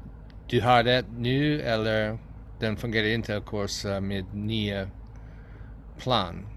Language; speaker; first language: Swedish; non-native, learner; English